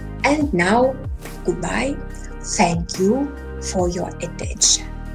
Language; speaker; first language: English; non-native, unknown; Russian